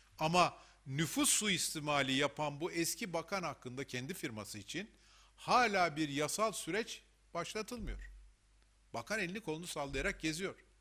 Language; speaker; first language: Turkish; native; Turkish